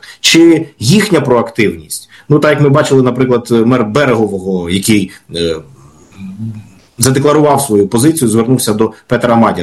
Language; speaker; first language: Ukrainian; native; Ukrainian